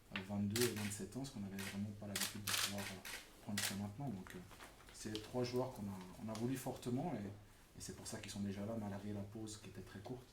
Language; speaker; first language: French; native; French